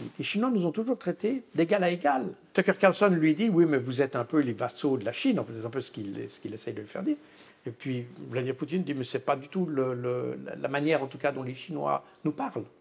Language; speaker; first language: French; native; French